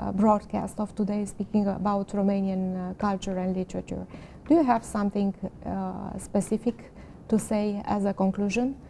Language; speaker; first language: English; non-native, learner; Romanian